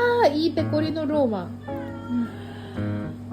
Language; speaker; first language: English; non-native, fluent; Korean